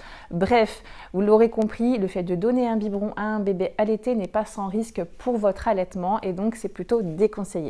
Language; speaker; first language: French; native; French